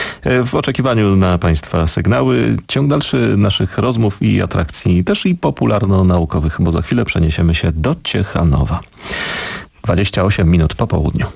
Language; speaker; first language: Polish; native; Polish